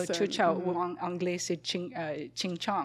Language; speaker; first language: French; non-native, local second language; English